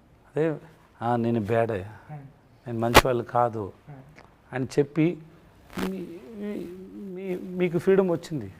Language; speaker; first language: Telugu; non-native, learner; Tamil